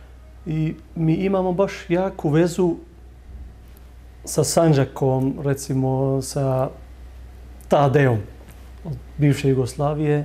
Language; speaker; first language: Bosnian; early bilingual, heritage; Bosnian